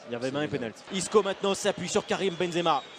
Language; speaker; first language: French; native; French